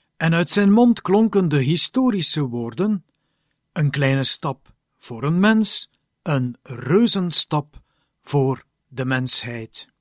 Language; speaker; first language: Dutch; native; Dutch